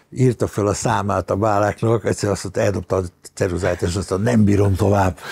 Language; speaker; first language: Hungarian; native; Hungarian